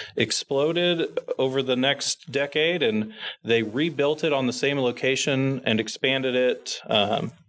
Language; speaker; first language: English; native; English